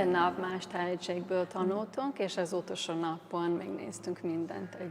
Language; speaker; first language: Hungarian; early bilingual, heritage; English